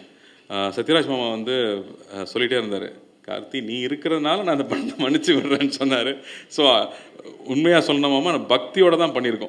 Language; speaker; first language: Tamil; native; Tamil